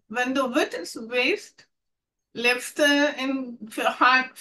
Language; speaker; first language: German; non-native, learner; Hebrew